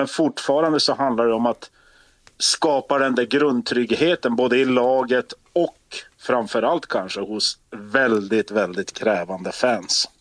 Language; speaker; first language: Swedish; native; Swedish